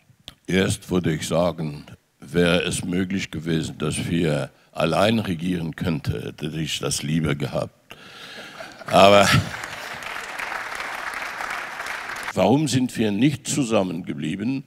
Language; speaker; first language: German; non-native, fluent; French